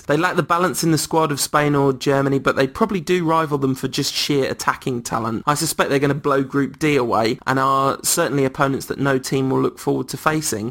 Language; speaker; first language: English; early bilingual, other home language; French